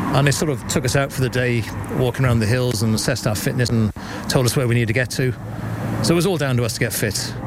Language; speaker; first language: English; native; English